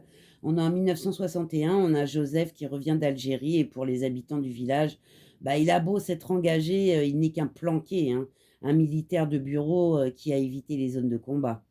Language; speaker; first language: French; native; French